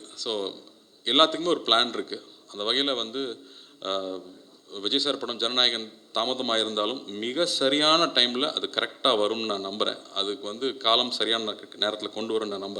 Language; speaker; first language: Tamil; native; Tamil